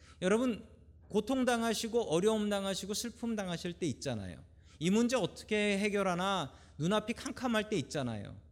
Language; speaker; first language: Korean; native; Korean